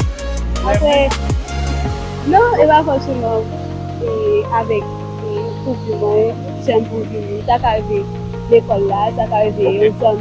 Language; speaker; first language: French; non-native, learner; Haitian Creole